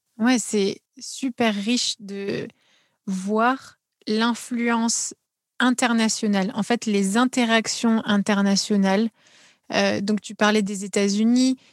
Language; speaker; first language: French; native; French